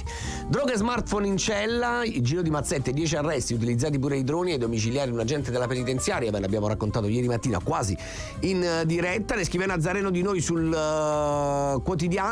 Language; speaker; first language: Italian; native; Italian